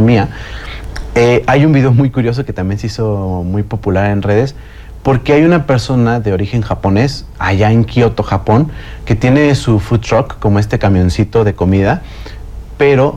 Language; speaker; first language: Spanish; native; Spanish